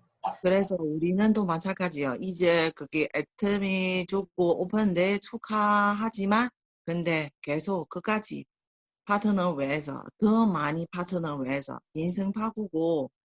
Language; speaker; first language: Korean; non-native, learner; Chinese